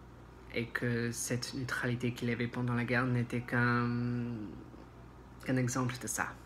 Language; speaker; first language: French; non-native, learner; English